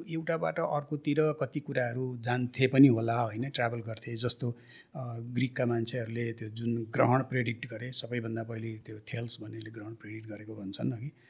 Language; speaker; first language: Nepali; native; Nepali